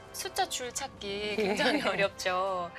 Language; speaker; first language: Korean; native; Korean